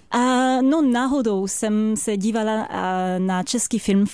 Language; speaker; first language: Czech; non-native, fluent; French